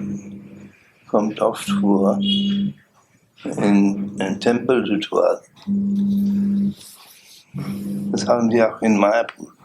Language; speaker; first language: German; non-native, learner; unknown